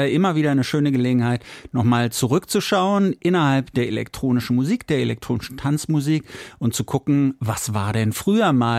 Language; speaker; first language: German; native; German